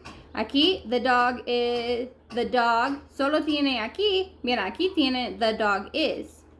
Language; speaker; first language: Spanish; non-native, learner; English